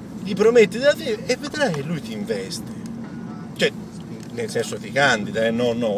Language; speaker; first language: Italian; native; Italian